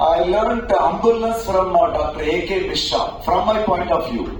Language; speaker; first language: English; non-native, local second language; Tamil